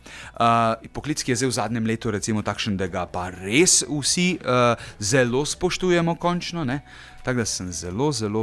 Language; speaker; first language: Slovenian; native; Slovenian